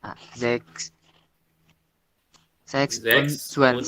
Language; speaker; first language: German; non-native, learner; Indonesian